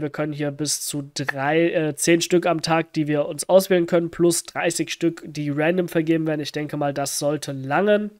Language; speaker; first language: German; native; German